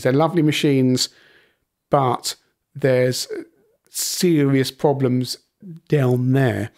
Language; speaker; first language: English; native; English